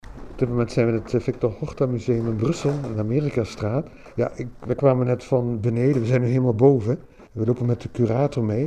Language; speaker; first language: Dutch; native; Dutch